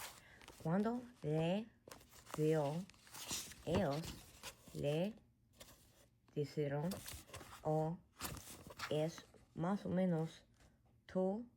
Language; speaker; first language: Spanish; non-native, learner; English